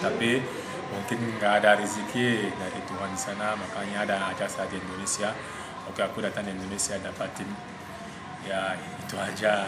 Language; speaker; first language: Indonesian; non-native, fluent; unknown